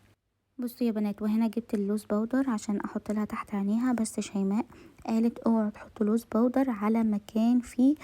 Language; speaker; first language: Arabic; native; Arabic